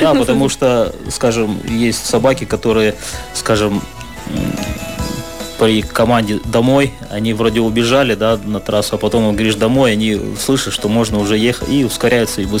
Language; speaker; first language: Russian; native; Russian